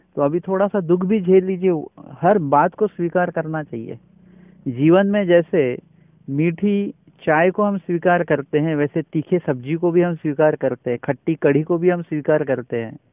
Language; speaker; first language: Hindi; non-native, local second language; Marathi